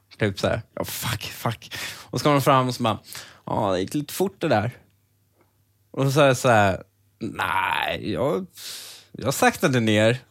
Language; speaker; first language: Swedish; early bilingual, other home language; Persian